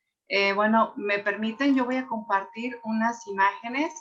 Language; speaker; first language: Spanish; native; Spanish